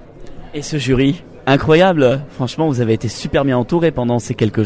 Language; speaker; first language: French; native; French